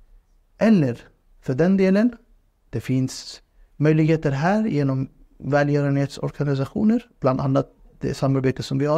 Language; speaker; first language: Swedish; non-native, fluent; Urdu